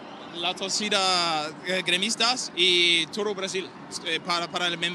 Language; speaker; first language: Portuguese; non-native, learner; Danish